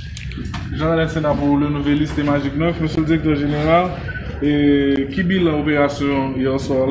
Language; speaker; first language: French; non-native, local second language; Haitian Creole